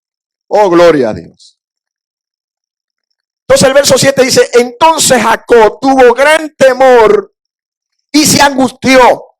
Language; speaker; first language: Spanish; native; Spanish